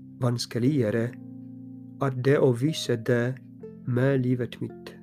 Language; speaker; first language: Norwegian; non-native, fluent; Polish